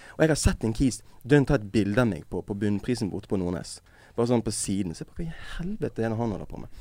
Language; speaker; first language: Norwegian; native; Norwegian